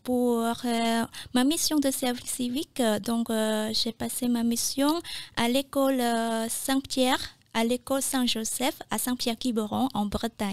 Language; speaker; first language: French; non-native, fluent; Khmer